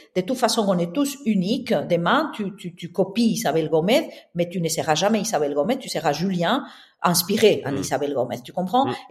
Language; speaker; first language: French; non-native, fluent; Spanish